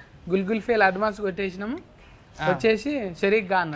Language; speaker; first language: Telugu; native; Telugu